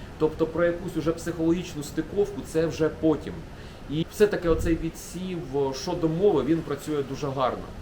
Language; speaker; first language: Ukrainian; non-native, local second language; Russian